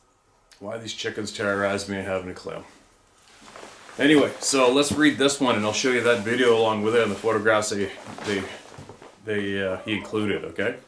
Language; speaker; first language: English; native; English